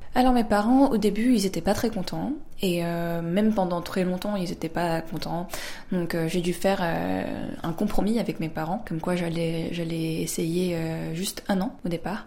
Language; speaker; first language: French; early bilingual, other home language; Korean